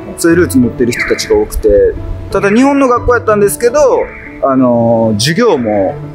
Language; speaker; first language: Japanese; native; Japanese